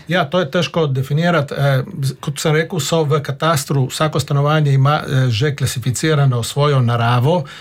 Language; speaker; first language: Slovenian; native; Slovenian